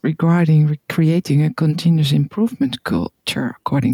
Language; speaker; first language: English; non-native, fluent; Dutch